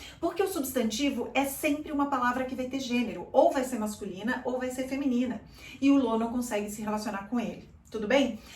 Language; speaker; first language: Portuguese; native; Portuguese